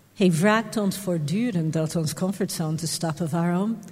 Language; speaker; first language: Dutch; non-native, fluent; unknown